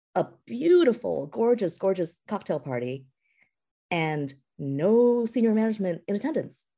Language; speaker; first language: English; native; English